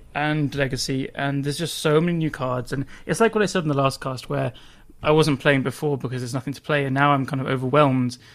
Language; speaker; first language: English; native; English